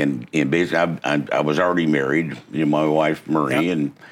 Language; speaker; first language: English; native; English